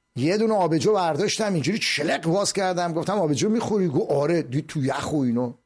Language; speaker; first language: Persian; native; Persian